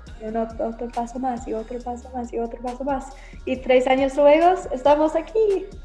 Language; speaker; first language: Spanish; non-native, learner; English